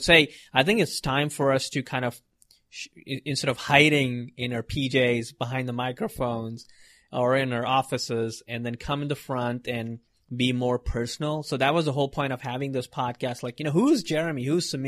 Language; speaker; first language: English; non-native, local second language; Hindi